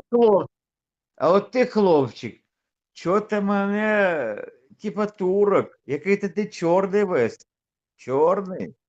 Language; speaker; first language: Russian; native; Russian